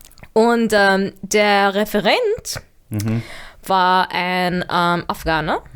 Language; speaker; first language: German; early bilingual, other home language; Arabic